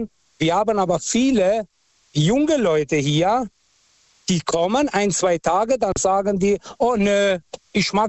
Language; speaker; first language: German; non-native, fluent; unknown